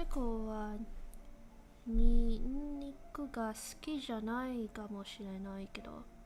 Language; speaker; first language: Japanese; non-native, learner; English